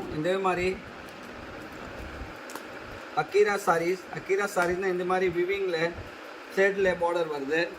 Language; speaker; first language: Tamil; non-native, fluent; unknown